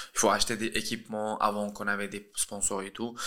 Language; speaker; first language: French; early bilingual, other home language; Russian